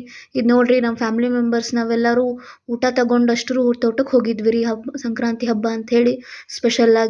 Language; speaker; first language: Kannada; native; Kannada